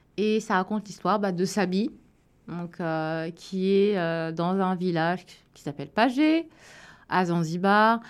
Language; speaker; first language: French; early bilingual, other home language; Wolof